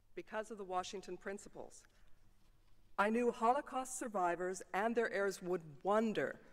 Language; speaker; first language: English; native; English